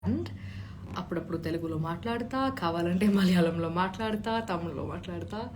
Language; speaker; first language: Telugu; non-native, local second language; Malayalam